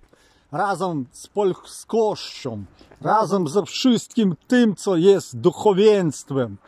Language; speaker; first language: Polish; non-native, fluent; Ukrainian